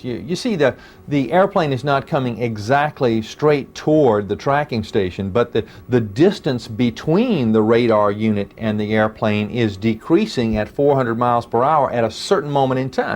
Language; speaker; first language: English; native; English